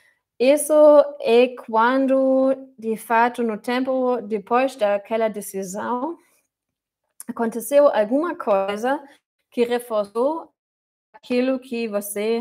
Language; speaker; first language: Portuguese; non-native, fluent; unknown